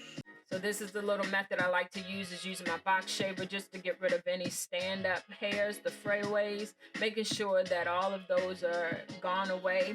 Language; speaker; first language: English; native; English